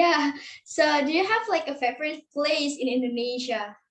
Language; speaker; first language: English; non-native, learner; Indonesian